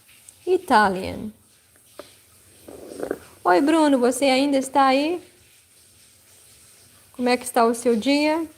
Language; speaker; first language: Portuguese; non-native, fluent; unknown